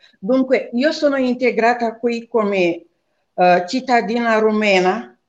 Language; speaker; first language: Italian; non-native, fluent; Romanian